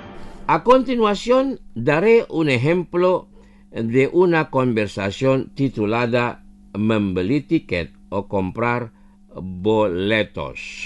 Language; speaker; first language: Spanish; non-native, fluent; Indonesian